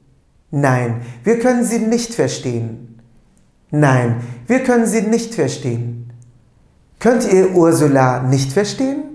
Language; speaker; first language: German; non-native, fluent; Turkish